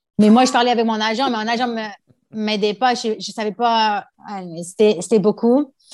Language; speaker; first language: French; non-native, local second language; English